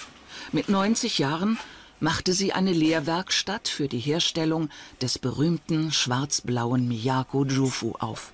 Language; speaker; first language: German; native; German